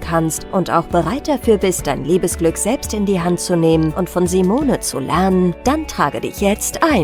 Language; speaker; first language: German; native; German